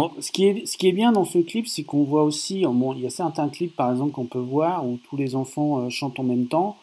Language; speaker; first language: French; native; French